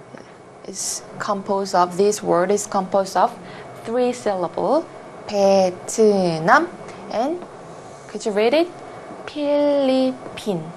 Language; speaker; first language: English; non-native, fluent; Korean